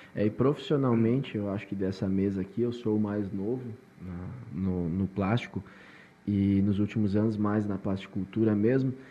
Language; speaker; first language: Portuguese; native; Portuguese